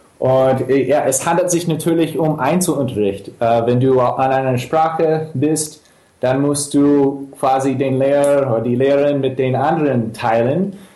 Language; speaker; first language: German; non-native, fluent; English